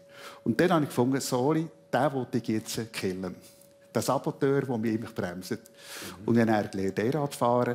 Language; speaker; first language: German; native; German